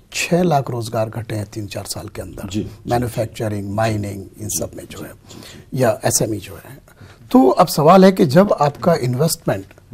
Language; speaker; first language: Hindi; native; Hindi